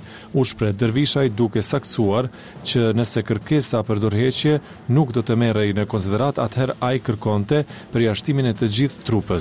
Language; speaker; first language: Albanian; native; Albanian